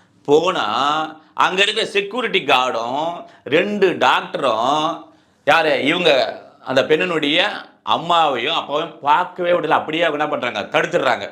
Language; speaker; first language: Tamil; native; Tamil